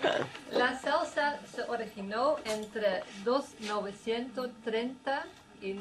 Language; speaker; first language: Spanish; non-native, learner; Dutch